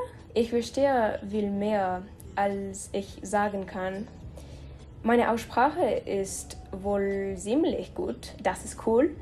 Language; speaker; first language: German; non-native, learner; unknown